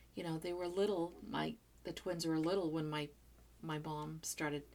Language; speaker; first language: English; non-native, fluent; Portuguese